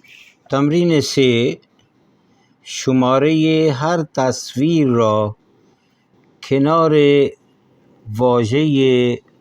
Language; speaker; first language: Persian; non-native, fluent; Urdu